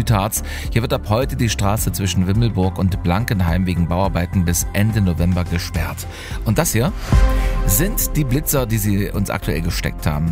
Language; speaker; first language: German; native; German